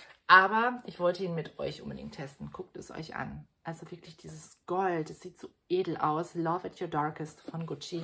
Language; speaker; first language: German; native; German